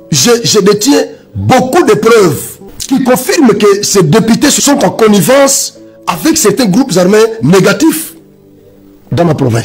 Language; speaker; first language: French; non-native, local second language; Lingala